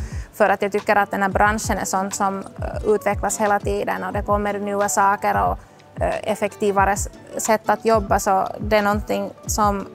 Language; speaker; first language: Swedish; non-native, local second language; Finnish